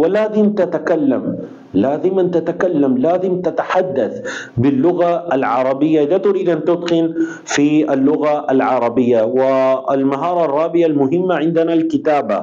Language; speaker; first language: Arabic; non-native, fluent; Urdu